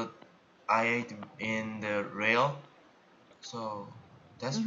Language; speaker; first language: English; non-native, learner; Korean